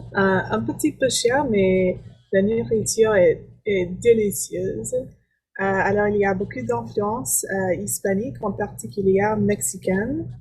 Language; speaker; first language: French; non-native, learner; English